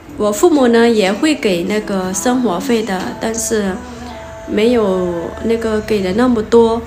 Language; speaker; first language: Chinese; non-native, fluent; Lao